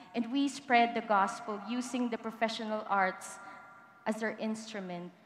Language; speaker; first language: English; non-native, local second language; Filipino